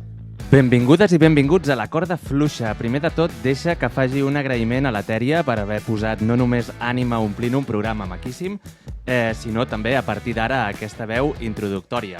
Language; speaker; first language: Catalan; native; Catalan